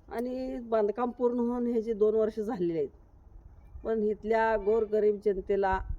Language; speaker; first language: Marathi; native; Marathi